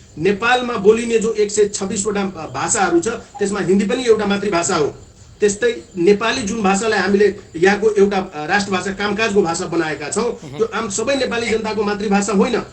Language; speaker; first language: Nepali; non-native, local second language; Maithili